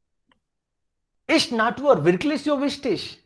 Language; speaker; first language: German; non-native, fluent; Hindi